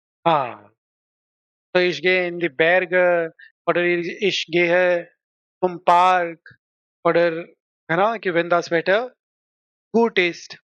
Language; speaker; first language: German; non-native, fluent; Hindi